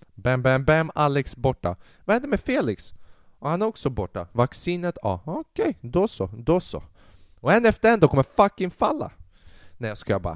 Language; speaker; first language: Swedish; early bilingual, other home language; Albanian